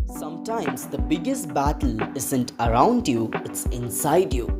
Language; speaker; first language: English; non-native, local second language; Tamil